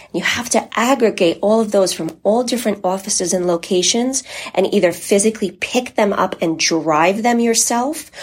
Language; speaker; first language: English; early bilingual, other home language; Polish